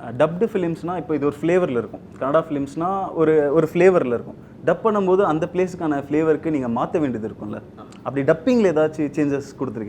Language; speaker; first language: Tamil; native; Tamil